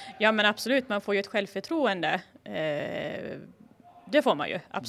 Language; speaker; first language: Swedish; native; Swedish